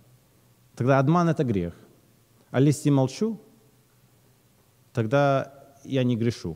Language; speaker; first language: Russian; early bilingual, heritage; Russian